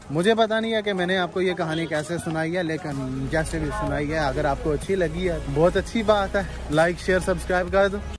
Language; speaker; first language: Hindi; native; Hindi